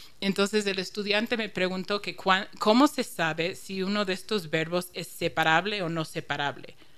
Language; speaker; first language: Spanish; non-native, fluent; English